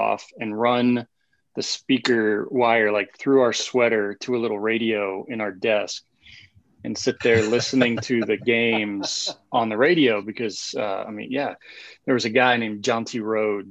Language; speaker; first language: English; native; English